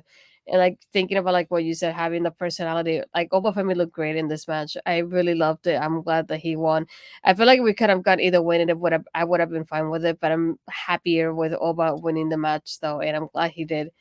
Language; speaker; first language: English; native; English